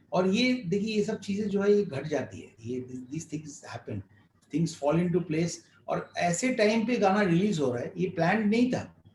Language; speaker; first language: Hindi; non-native, local second language; Bangla